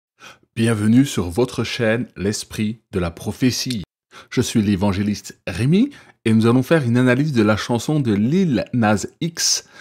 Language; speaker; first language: French; native; French